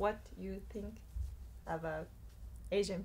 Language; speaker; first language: English; non-native, learner; Japanese